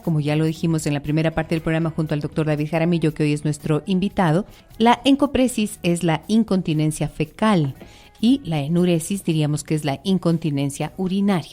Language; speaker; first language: Spanish; native; Spanish